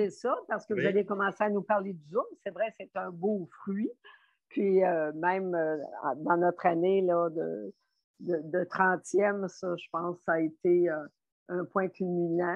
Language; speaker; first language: French; native; French